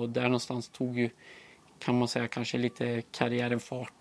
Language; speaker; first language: Swedish; native; Swedish